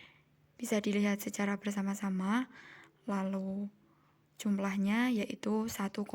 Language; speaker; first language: Indonesian; native; Indonesian